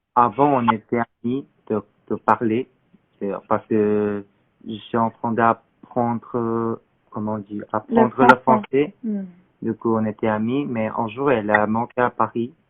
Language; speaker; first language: French; non-native, learner; Korean